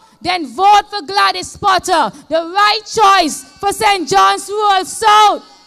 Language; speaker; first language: English; native; English